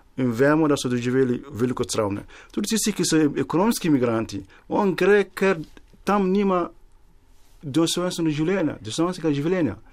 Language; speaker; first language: Slovenian; non-native, fluent; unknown